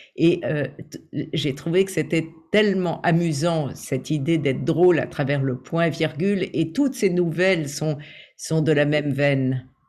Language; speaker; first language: French; native; French